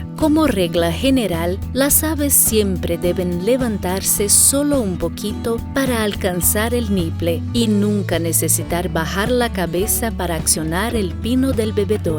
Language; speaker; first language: Spanish; native; Spanish